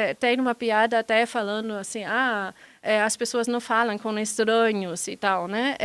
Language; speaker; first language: Portuguese; non-native, fluent; German